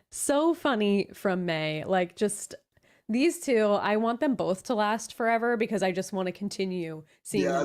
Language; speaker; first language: English; native; English